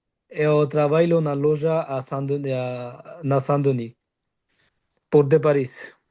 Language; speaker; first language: Portuguese; non-native, learner; Bangla